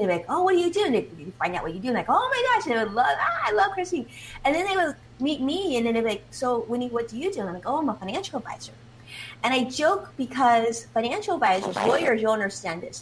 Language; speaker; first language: English; early bilingual, other home language; Chinese